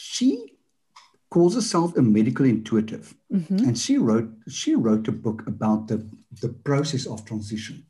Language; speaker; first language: English; non-native, local second language; Afrikaans